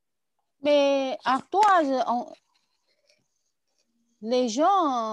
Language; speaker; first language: French; non-native, learner; Chinese